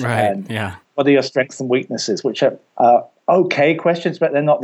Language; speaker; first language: English; native; English